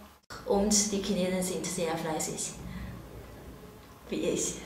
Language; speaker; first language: German; non-native, learner; Chinese